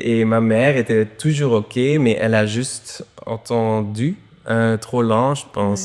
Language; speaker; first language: French; non-native, local second language; Dutch